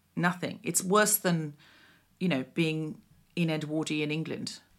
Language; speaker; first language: English; native; English